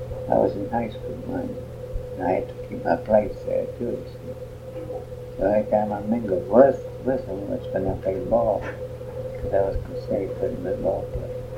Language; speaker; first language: English; early bilingual, other home language; Spanish